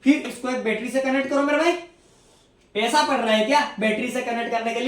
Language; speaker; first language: Hindi; non-native, local second language; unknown